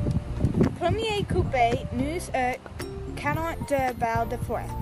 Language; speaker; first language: French; non-native, learner; English